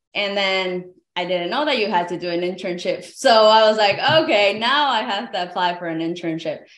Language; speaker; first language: English; early bilingual, other home language; Spanish